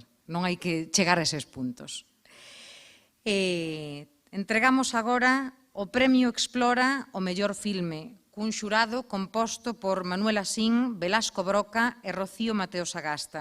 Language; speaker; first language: Galician; native; Galician